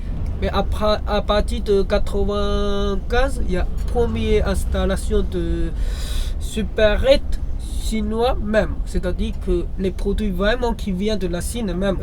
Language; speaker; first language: French; non-native, learner; Chinese